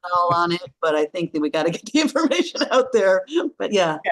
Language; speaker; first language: English; native; English